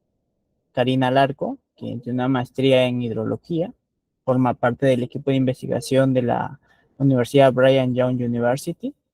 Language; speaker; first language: Spanish; native; Spanish